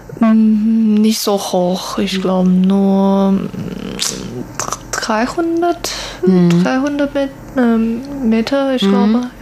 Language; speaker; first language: German; non-native, learner; Chinese